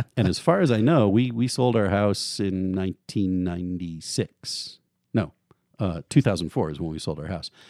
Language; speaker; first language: English; native; English